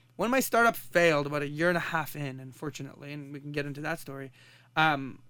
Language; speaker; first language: English; non-native, fluent; Arabic